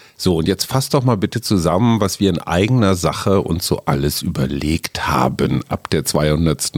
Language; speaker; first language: German; native; German